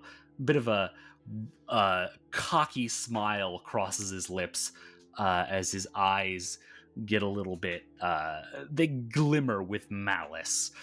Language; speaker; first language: English; native; English